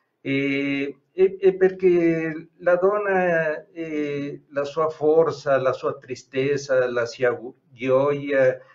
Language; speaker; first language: Italian; non-native, learner; Spanish